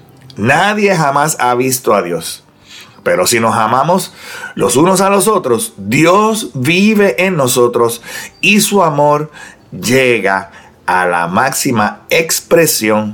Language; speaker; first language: Spanish; native; Spanish